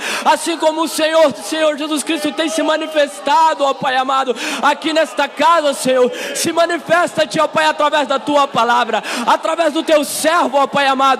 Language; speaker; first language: Portuguese; native; Portuguese